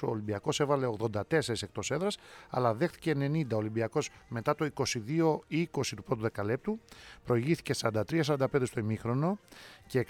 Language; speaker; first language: Greek; native; Greek